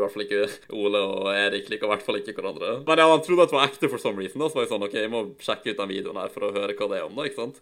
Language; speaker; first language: Norwegian; native; Norwegian